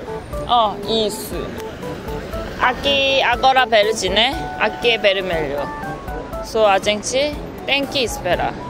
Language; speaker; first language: Portuguese; non-native, learner; Korean